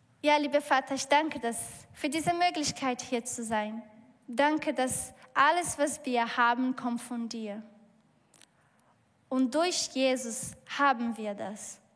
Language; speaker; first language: German; non-native, learner; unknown